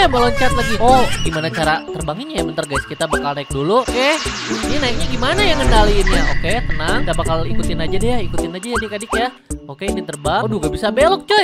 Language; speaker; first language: Indonesian; native; Indonesian